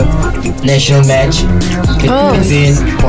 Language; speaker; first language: English; non-native, learner; Turkish